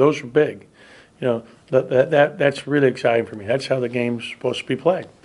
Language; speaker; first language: English; native; English